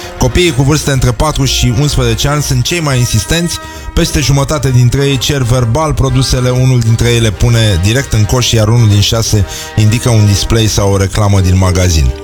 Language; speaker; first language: Romanian; native; Romanian